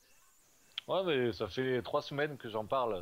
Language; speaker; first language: French; native; French